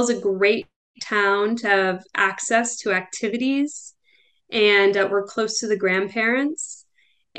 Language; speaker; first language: English; native; English